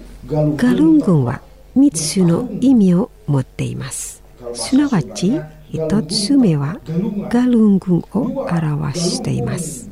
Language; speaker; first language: Japanese; non-native, fluent; Indonesian